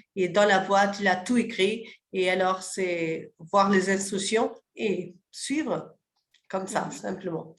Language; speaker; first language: French; early bilingual, other home language; Portuguese